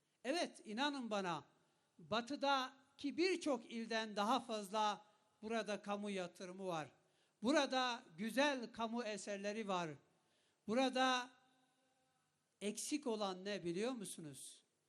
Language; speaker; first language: Turkish; non-native, local second language; Kurdish